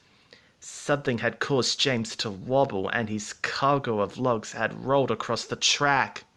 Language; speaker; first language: English; native; English